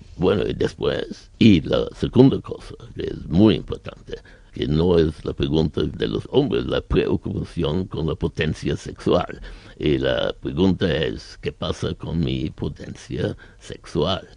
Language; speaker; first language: Spanish; non-native, learner; German